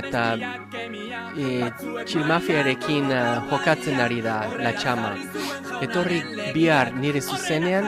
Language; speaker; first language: Basque; non-native, learner; English